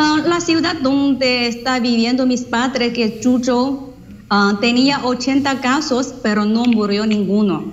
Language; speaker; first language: Spanish; non-native, fluent; Chinese